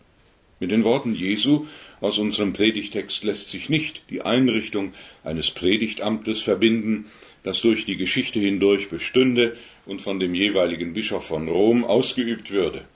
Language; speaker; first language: German; native; German